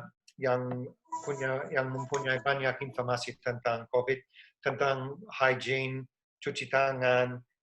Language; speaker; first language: Indonesian; non-native, fluent; English